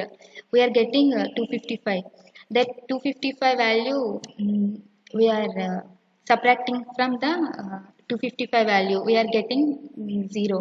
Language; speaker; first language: English; non-native, local second language; Telugu